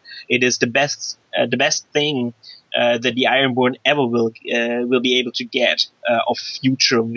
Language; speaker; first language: English; non-native, fluent; German